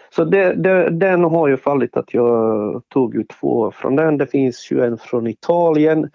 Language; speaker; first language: Swedish; non-native, fluent; Bosnian